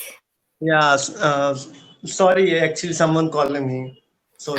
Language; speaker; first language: English; non-native, learner; Hindi